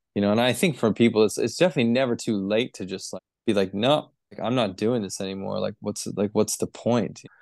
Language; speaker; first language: English; native; English